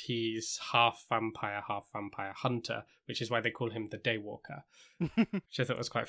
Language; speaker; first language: English; native; English